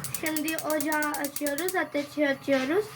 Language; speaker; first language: Turkish; non-native, learner; Hindi